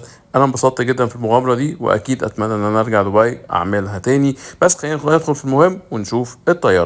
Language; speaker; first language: Arabic; native; Arabic